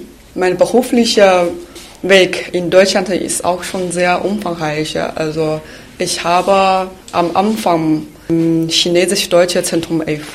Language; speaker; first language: German; non-native, fluent; Chinese